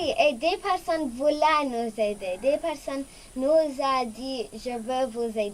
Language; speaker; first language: French; non-native, local second language; English